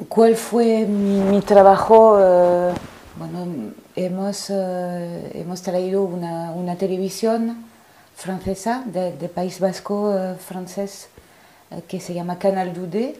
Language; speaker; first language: Spanish; non-native, fluent; French